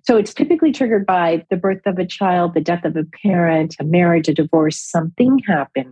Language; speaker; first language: English; native; English